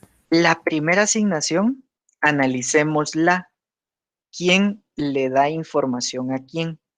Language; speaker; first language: Spanish; native; Spanish